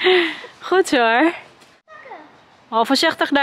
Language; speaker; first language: Dutch; non-native, learner; Waray